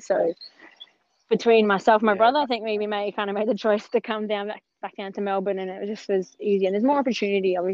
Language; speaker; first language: English; native; English